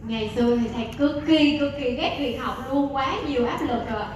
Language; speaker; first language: Vietnamese; native; Vietnamese